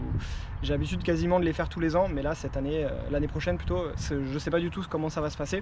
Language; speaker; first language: French; native; French